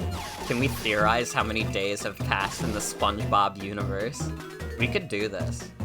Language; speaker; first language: English; native; English